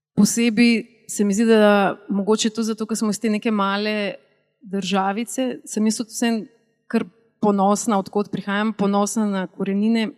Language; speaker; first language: Slovenian; native; Slovenian